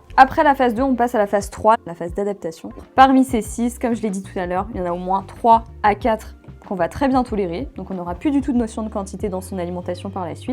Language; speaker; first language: French; native; French